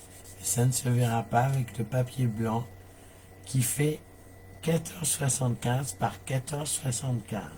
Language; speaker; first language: French; native; French